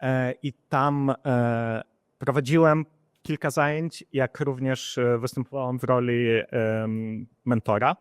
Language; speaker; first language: Polish; non-native, fluent; Ukrainian